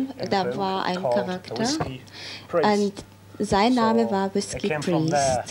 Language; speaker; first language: German; non-native, learner; English